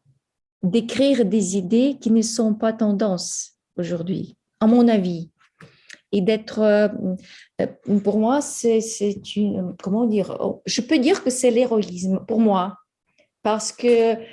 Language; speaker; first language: French; non-native, fluent; Ukrainian